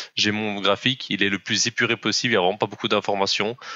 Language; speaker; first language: French; native; French